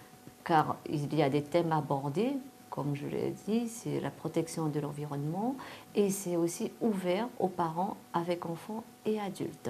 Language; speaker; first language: French; native; French